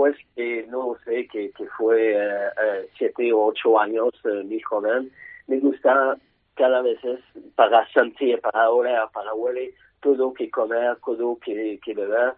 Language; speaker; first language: Spanish; non-native, learner; French